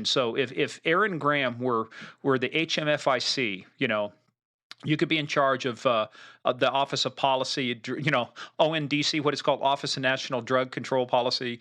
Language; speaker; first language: English; native; English